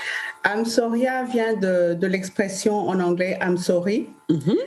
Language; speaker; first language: French; early bilingual, other home language; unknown